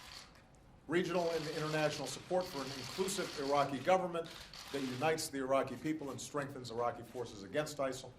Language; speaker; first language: English; native; English